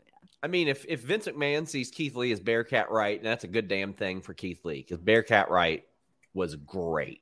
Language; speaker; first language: English; native; English